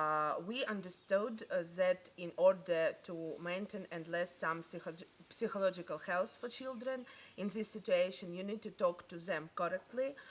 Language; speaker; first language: English; non-native, learner; Ukrainian